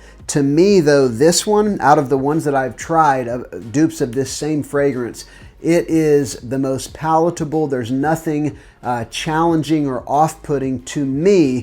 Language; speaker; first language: English; native; English